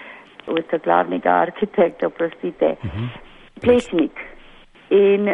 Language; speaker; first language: Slovenian; early bilingual, heritage; Slovenian